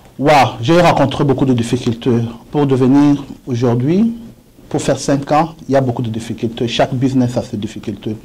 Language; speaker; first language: French; non-native, local second language; Swahili